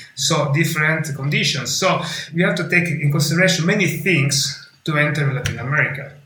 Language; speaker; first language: English; non-native, fluent; Italian